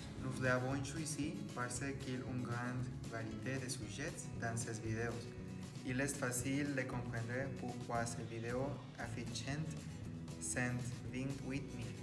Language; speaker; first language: French; non-native, learner; Spanish